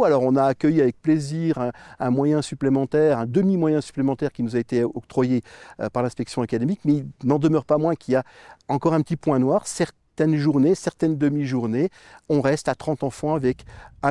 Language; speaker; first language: French; native; French